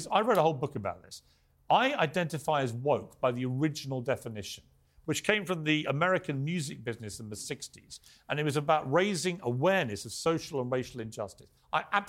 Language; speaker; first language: English; native; English